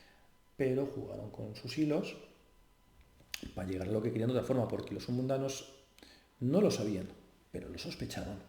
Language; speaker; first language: Spanish; native; Spanish